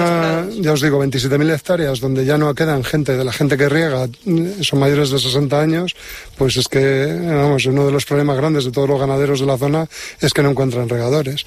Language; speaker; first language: Spanish; native; Spanish